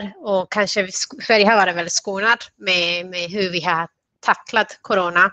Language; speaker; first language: Swedish; non-native, fluent; Spanish